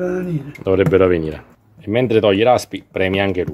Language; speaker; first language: Italian; native; Italian